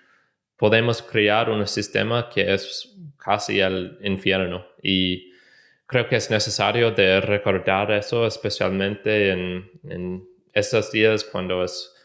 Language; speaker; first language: Spanish; non-native, learner; English